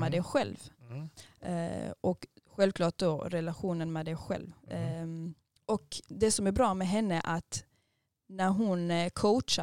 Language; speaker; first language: Swedish; early bilingual, other home language; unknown